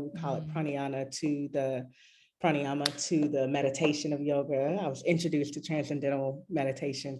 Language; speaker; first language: English; native; English